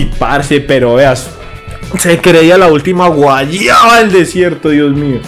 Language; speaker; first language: Spanish; native; Spanish